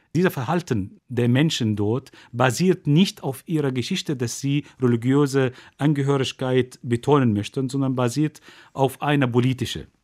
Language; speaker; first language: German; non-native, fluent; Arabic